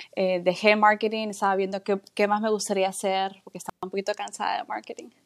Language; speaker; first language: Spanish; native; Spanish